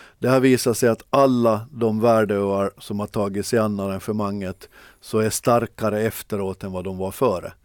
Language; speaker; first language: Swedish; native; Swedish